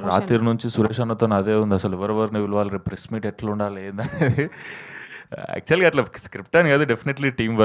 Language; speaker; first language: Telugu; native; Telugu